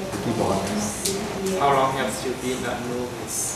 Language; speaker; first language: English; non-native, learner; Khmer